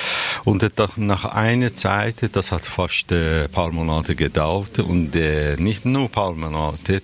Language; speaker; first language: German; non-native, learner; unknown